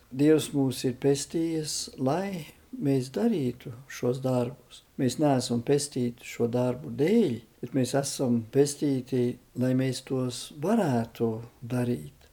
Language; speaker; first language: Latvian; early bilingual, heritage; Latvian